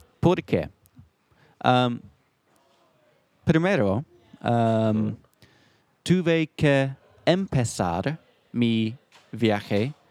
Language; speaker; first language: Spanish; non-native, learner; English